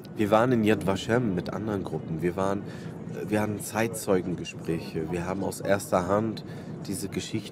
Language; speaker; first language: German; early bilingual, other home language; Arabic